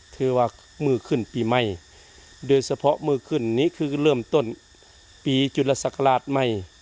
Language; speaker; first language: Lao; native; Lao